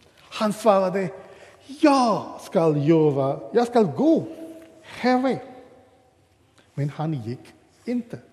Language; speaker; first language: Swedish; non-native, fluent; English